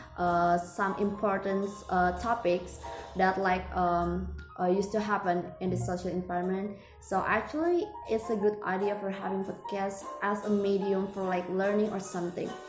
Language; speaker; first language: English; non-native, learner; Indonesian